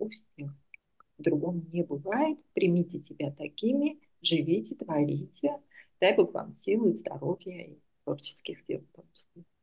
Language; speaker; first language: Russian; non-native, local second language; Armenian